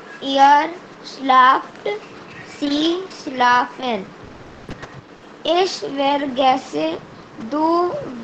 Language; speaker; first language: German; non-native, learner; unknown